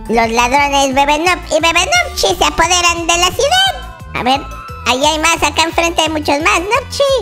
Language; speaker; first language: Spanish; native; Spanish